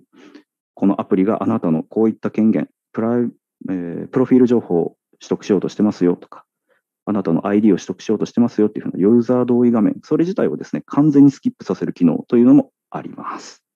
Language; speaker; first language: Japanese; native; Japanese